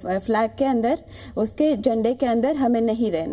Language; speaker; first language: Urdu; non-native, fluent; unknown